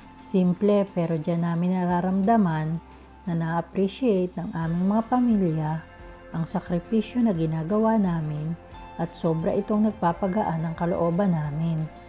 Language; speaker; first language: Filipino; native; Filipino